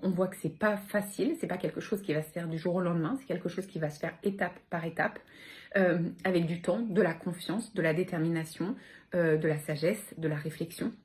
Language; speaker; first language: French; native; French